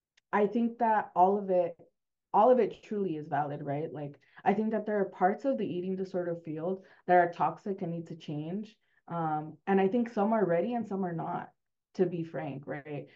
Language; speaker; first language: English; early bilingual, other home language; Spanish